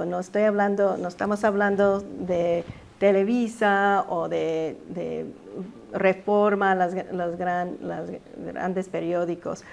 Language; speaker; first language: Spanish; early bilingual, heritage; Spanish